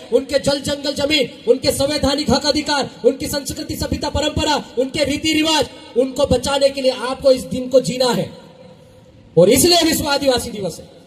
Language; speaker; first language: Hindi; non-native, local second language; Bhili